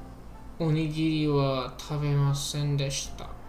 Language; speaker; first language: Japanese; non-native, learner; English